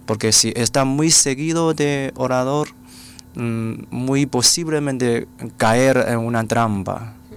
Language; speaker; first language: Spanish; non-native, fluent; Chinese